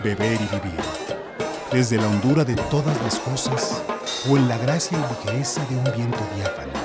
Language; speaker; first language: Spanish; native; Spanish